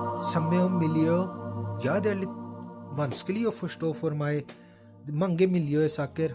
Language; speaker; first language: Norwegian; non-native, fluent; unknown